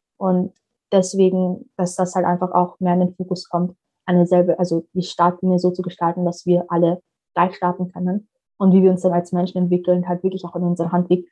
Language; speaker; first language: German; early bilingual, other home language; Somali